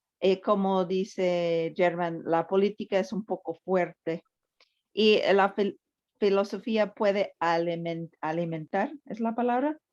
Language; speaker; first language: Spanish; early bilingual, heritage; Spanish